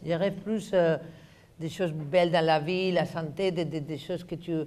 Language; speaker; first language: French; non-native, fluent; Spanish